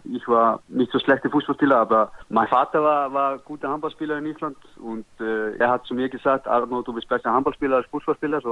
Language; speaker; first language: German; non-native, learner; Icelandic